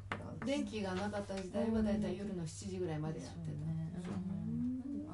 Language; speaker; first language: Japanese; native; Japanese